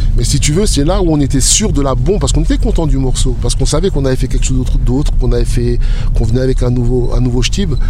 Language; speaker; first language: French; native; French